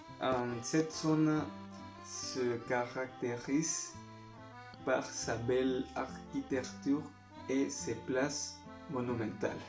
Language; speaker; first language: French; non-native, learner; Spanish